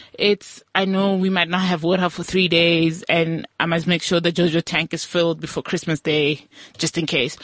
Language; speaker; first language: English; non-native, local second language; Tswana